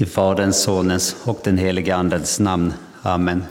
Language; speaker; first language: Swedish; non-native, local second language; Finnish